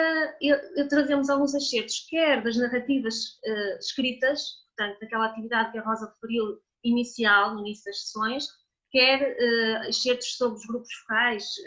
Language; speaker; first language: Portuguese; native; Portuguese